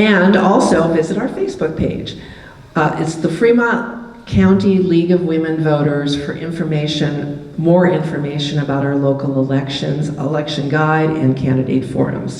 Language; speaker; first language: English; native; English